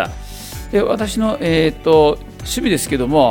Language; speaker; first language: Japanese; native; Japanese